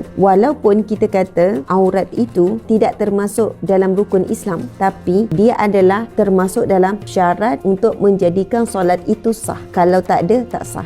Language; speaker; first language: Malay; native; Malay